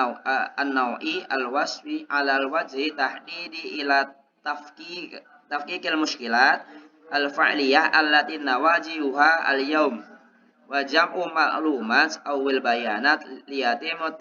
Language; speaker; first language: Arabic; non-native, learner; Indonesian